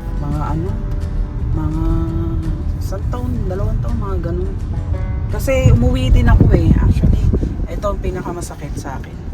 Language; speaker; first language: Filipino; native; Filipino